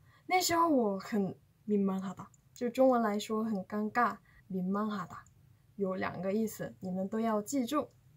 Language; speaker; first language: Chinese; non-native, fluent; Korean